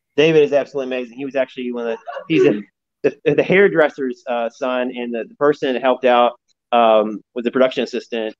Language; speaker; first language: English; native; English